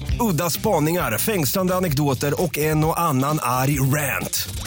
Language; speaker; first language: Swedish; native; Swedish